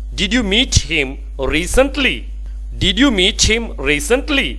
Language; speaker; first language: English; non-native, local second language; Sinhala